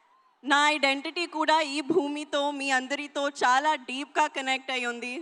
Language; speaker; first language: Telugu; non-native, learner; Hindi